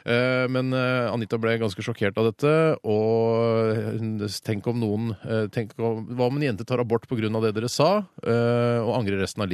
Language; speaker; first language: Norwegian; native; Norwegian